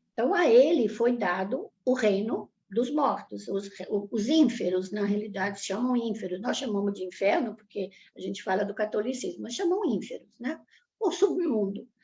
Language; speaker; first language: Portuguese; early bilingual, other home language; Italian